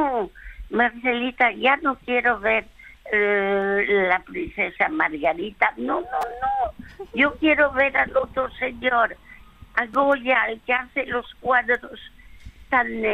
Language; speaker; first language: Spanish; early bilingual, other home language; French